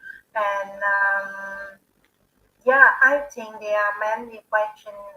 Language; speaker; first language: English; non-native, learner; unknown